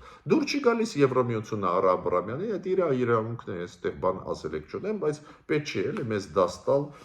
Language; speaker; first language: Armenian; native; Armenian